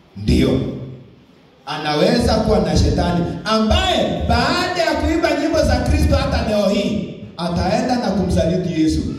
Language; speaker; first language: Swahili; non-native, local second language; Kalenjin